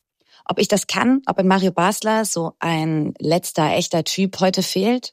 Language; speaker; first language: German; native; German